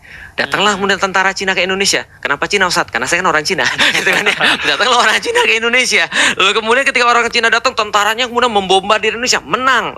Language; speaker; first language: Indonesian; native; Indonesian